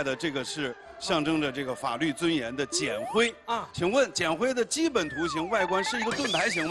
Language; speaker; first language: Chinese; native; Chinese